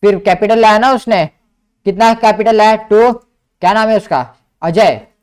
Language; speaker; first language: Hindi; non-native, local second language; Marathi